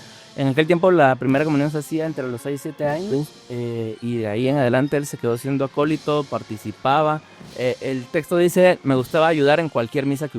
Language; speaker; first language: Spanish; native; Spanish